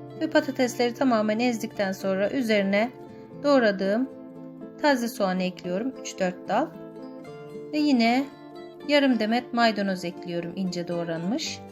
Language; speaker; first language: Turkish; native; Turkish